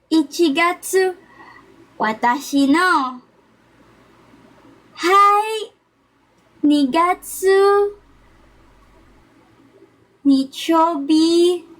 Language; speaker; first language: Japanese; non-native, learner; Filipino